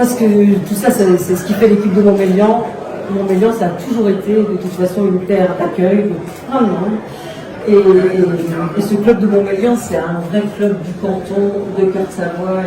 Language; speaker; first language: French; native; French